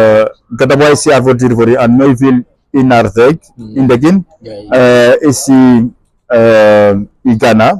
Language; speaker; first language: Welsh; non-native, fluent; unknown